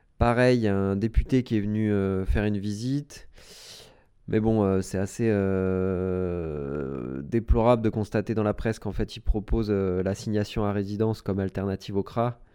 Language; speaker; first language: French; native; French